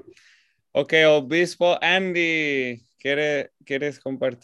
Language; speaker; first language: Spanish; non-native, fluent; English